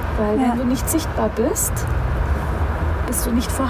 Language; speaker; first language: German; native; German